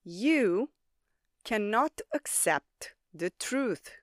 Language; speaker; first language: English; non-native, fluent; Romanian